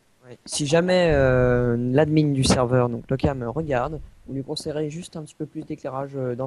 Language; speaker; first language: French; native; French